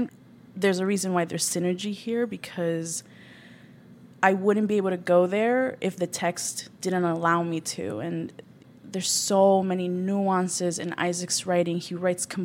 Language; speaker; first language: English; early bilingual, other home language; Spanish